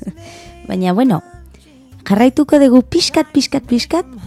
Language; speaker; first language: Basque; non-native, learner; Spanish